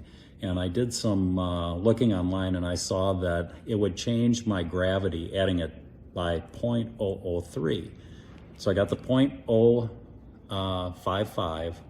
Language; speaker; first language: English; native; English